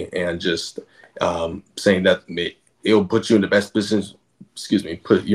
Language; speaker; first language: English; native; English